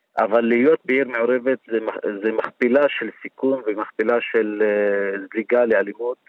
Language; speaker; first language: Hebrew; non-native, local second language; Arabic